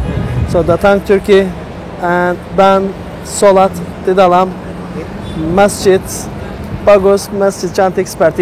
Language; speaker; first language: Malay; non-native, learner; Turkish